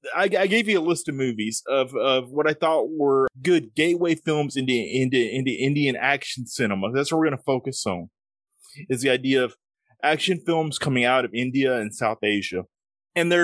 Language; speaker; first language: English; native; English